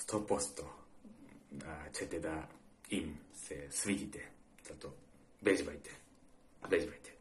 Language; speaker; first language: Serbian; non-native, learner; Japanese